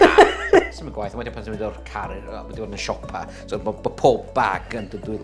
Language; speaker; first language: Welsh; non-native, local second language; English